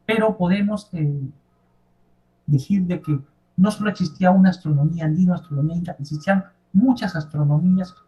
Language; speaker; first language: Spanish; native; Spanish